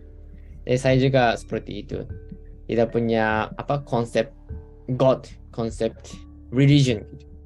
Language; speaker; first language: Indonesian; non-native, fluent; Japanese